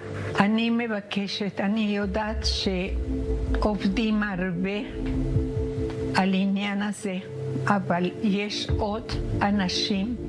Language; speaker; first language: Hebrew; non-native, learner; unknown